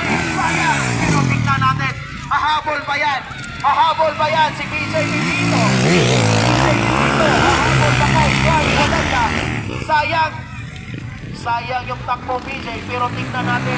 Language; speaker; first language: Filipino; non-native, local second language; Cebuano